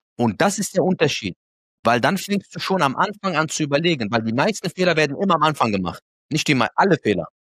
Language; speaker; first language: German; early bilingual, other home language; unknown